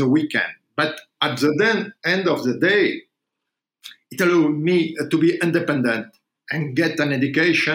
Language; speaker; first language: English; non-native, learner; French